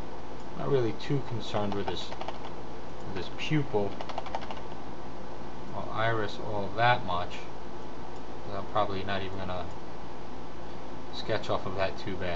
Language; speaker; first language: English; native; English